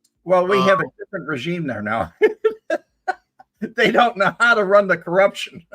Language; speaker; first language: English; native; English